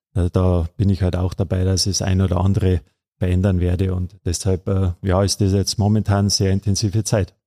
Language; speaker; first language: German; native; German